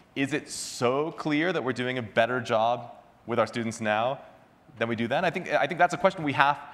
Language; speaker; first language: English; native; English